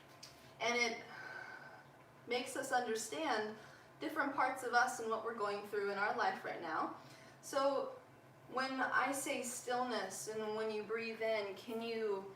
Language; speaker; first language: English; native; English